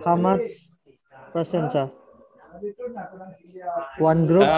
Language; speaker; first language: English; non-native, learner; Indonesian